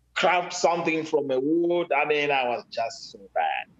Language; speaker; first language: English; non-native, local second language; Shona